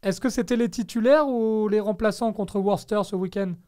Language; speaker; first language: French; native; French